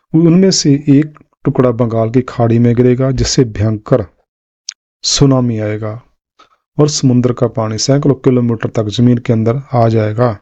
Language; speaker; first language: Hindi; non-native, local second language; Punjabi